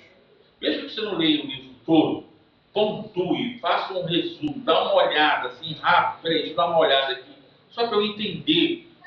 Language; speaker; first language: Portuguese; native; Portuguese